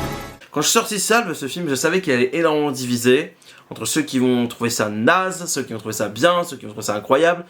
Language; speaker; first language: French; native; French